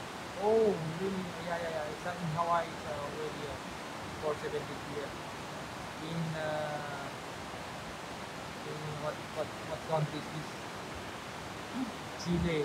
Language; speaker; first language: English; non-native, local second language; Filipino